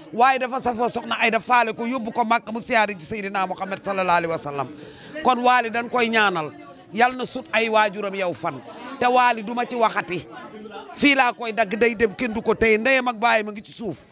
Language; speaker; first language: Wolof; non-native, local second language; Fula